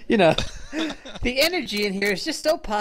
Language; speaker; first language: English; native; English